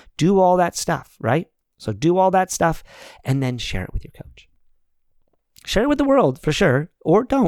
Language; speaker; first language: English; native; English